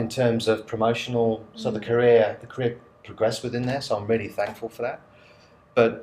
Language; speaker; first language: English; native; English